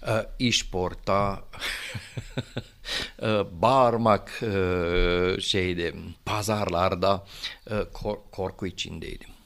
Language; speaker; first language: Turkish; non-native, fluent; Romanian